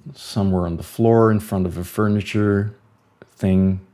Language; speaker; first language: English; non-native, fluent; German